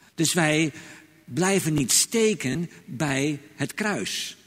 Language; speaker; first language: Dutch; native; Dutch